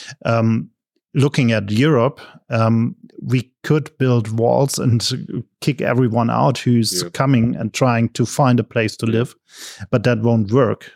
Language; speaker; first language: English; non-native, fluent; German